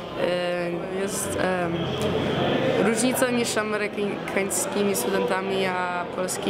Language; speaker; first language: Polish; early bilingual, heritage; Polish